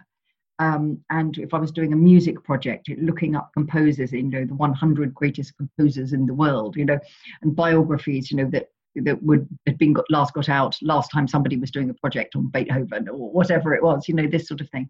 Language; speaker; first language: English; native; English